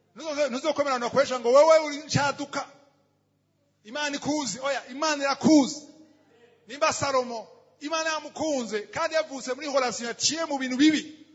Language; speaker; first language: Rundi; native; Rundi